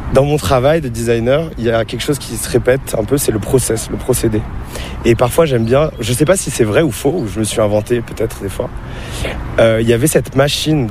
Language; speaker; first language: French; native; French